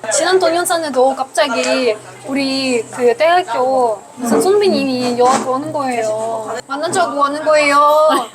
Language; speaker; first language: Korean; non-native, fluent; Russian